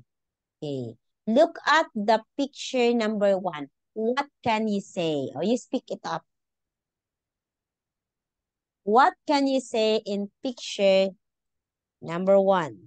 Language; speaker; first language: English; non-native, local second language; Filipino